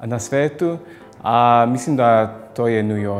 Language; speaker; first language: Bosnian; non-native, learner; English